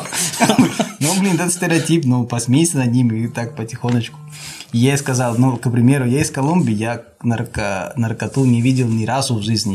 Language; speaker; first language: Russian; non-native, fluent; Spanish